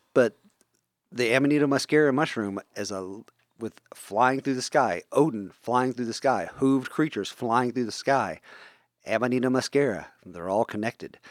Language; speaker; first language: English; native; English